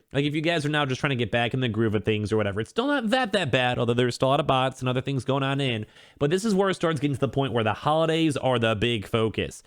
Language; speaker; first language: English; native; English